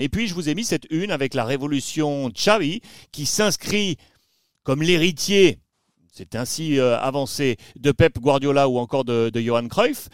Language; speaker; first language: French; native; French